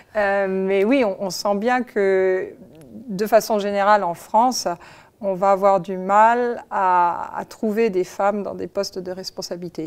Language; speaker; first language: French; native; French